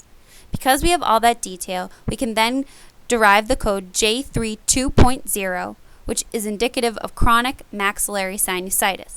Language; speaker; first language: English; native; English